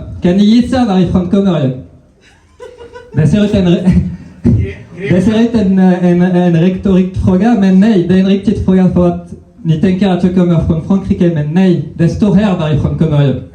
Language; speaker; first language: Swedish; non-native, fluent; French